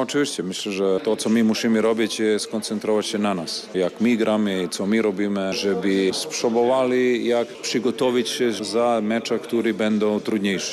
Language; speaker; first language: Polish; non-native, fluent; Serbian